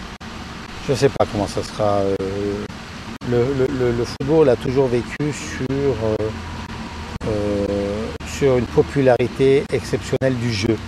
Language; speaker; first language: French; native; French